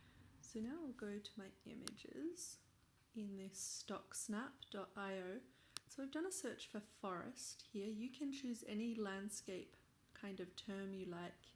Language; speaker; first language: English; native; English